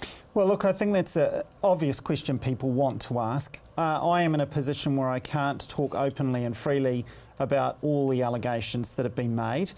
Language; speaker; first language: English; native; English